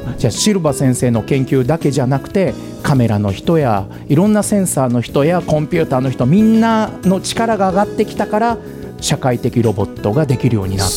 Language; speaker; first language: Japanese; native; Japanese